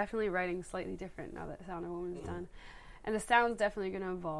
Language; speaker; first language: English; native; English